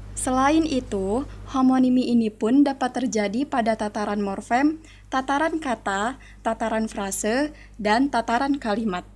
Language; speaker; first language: Indonesian; native; Indonesian